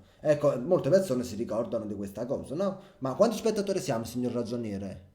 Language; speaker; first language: Italian; native; Italian